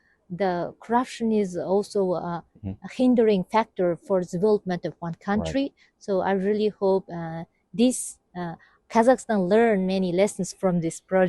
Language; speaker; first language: English; non-native, fluent; Kazakh